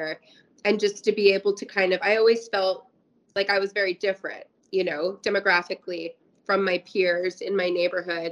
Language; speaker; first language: English; native; English